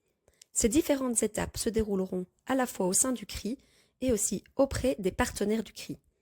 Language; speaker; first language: French; native; French